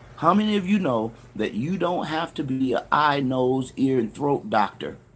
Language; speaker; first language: English; native; English